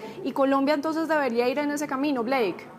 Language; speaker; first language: Spanish; native; Spanish